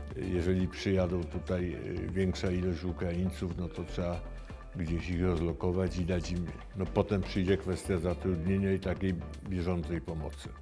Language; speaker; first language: Polish; native; Polish